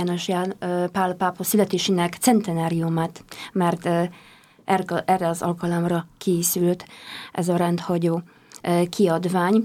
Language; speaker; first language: Hungarian; non-native, fluent; Polish